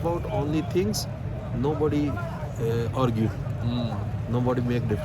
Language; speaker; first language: English; non-native, learner; Urdu